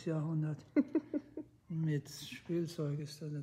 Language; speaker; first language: German; non-native, fluent; Russian